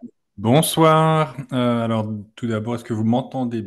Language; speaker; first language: French; native; French